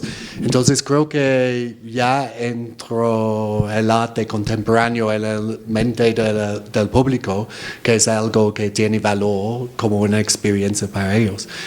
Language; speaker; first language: Spanish; non-native, fluent; English